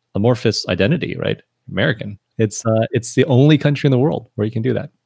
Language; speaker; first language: English; early bilingual, other home language; Chinese